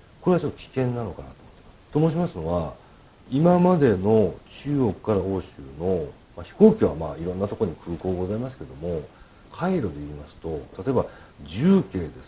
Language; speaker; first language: Japanese; native; Japanese